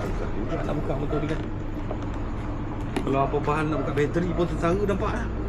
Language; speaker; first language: Malay; native; Malay